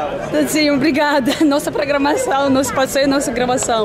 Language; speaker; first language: Portuguese; non-native, fluent; Russian